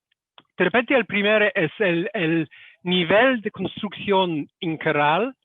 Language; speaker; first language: Spanish; non-native, fluent; English